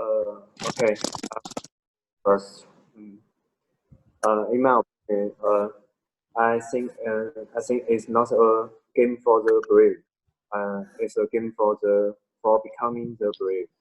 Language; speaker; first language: English; non-native, learner; Chinese